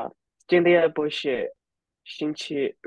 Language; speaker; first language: Chinese; non-native, learner; Burmese